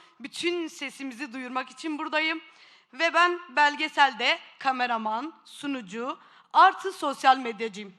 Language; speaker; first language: Turkish; native; Turkish